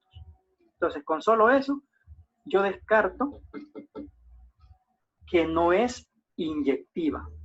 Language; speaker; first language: Spanish; native; Spanish